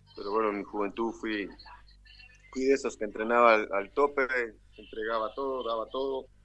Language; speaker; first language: Spanish; native; Spanish